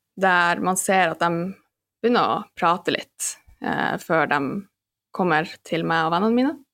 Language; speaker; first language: Norwegian; native; Norwegian